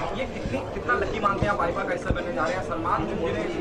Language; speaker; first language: Hindi; non-native, local second language; Marathi